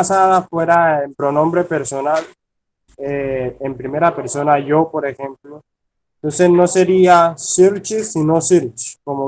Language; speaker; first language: Spanish; native; Spanish